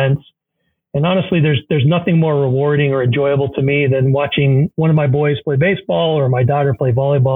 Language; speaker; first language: English; native; English